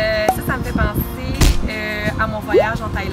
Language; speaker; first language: French; native; French